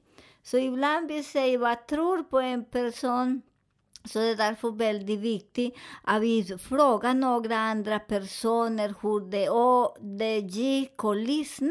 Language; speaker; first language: Swedish; non-native, learner; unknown